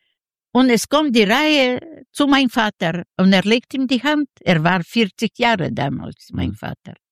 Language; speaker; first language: German; non-native, learner; Yiddish